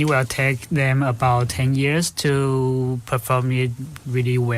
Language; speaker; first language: English; non-native, fluent; Chinese